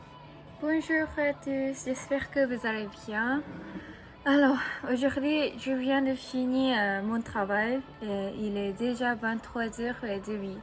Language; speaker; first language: French; non-native, learner; Japanese